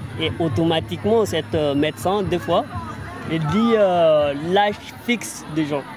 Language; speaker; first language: French; non-native, fluent; Arabic